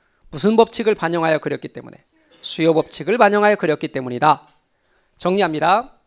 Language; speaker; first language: Korean; native; Korean